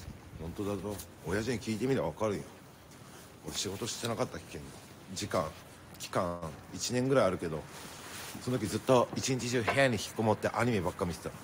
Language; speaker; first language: Japanese; native; Japanese